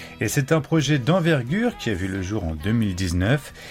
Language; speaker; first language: French; native; French